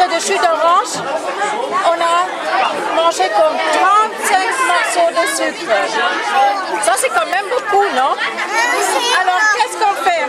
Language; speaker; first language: French; non-native, fluent; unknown